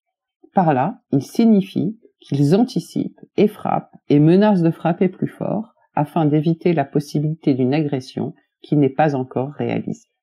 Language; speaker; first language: French; native; French